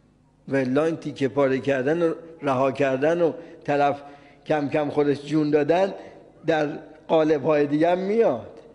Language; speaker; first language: Persian; native; Persian